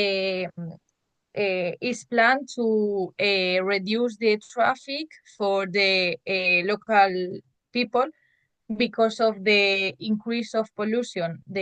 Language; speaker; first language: English; non-native, learner; Spanish